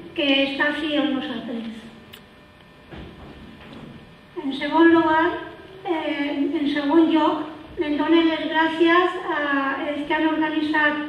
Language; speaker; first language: Catalan; non-native, local second language; Spanish